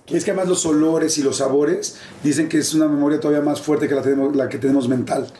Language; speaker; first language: Spanish; native; Spanish